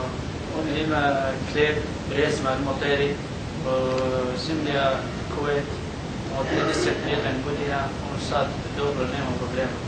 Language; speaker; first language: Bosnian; non-native, learner; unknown